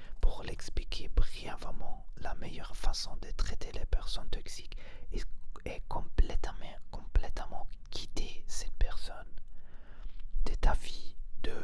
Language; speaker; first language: French; non-native, learner; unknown